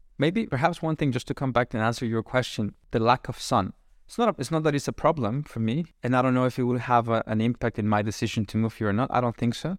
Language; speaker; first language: English; non-native, fluent; Spanish